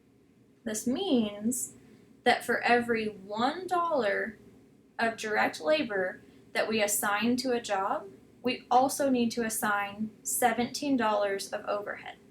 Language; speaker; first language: English; native; English